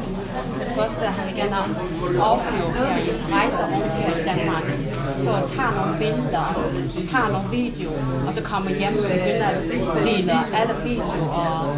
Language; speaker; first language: Danish; non-native, fluent; Chinese